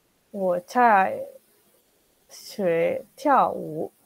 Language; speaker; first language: Chinese; non-native, learner; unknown